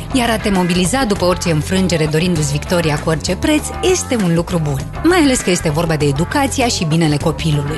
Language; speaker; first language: Romanian; native; Romanian